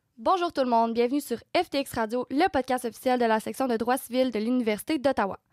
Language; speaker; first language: French; native; French